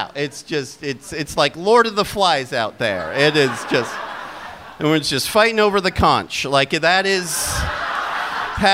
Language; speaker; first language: English; native; English